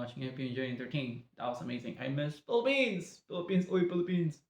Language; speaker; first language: English; non-native, local second language; Filipino